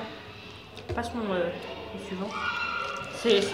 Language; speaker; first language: French; native; French